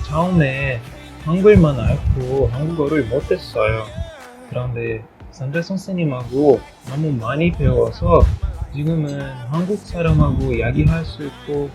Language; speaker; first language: Korean; non-native, learner; Portuguese